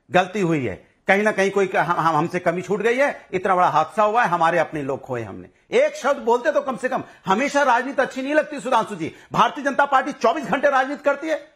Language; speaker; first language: Hindi; native; Hindi